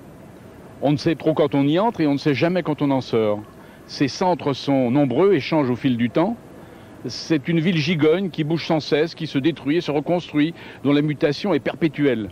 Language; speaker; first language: French; native; French